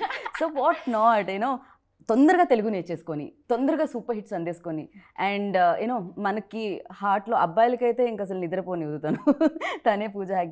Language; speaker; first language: Telugu; native; Telugu